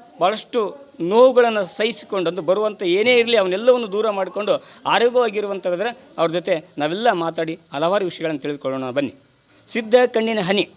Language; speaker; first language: Kannada; native; Kannada